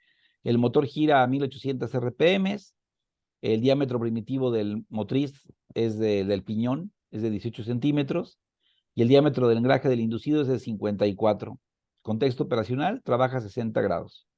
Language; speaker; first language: Spanish; native; Spanish